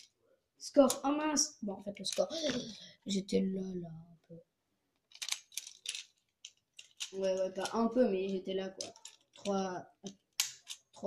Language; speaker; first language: French; native; French